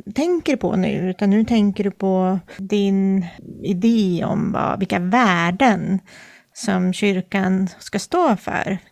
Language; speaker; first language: Swedish; native; Swedish